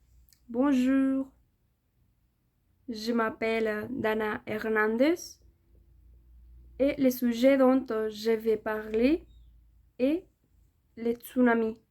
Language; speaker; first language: French; non-native, learner; Spanish